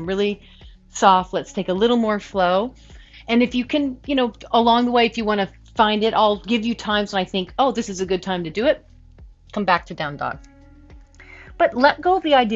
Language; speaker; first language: English; native; English